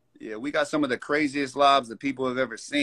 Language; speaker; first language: English; native; English